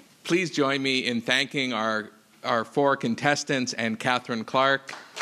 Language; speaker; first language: English; native; English